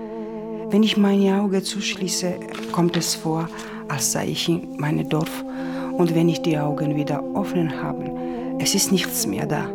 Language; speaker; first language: German; non-native, learner; Georgian